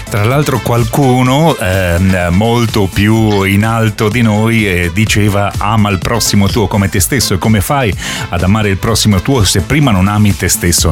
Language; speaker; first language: Italian; native; Italian